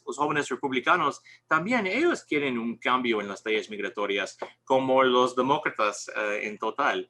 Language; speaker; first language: Spanish; non-native, learner; English